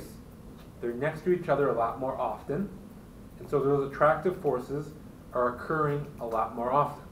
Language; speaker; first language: English; native; English